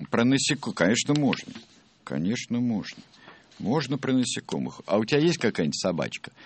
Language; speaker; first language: Russian; native; Russian